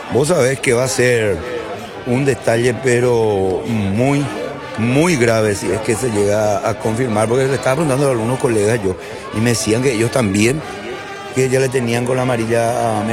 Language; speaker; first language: Spanish; native; Spanish